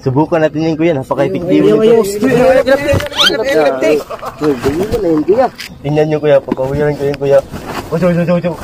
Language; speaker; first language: Filipino; non-native, local second language; Cebuano